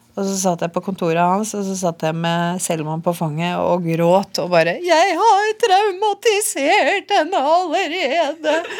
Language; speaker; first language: Norwegian; native; Norwegian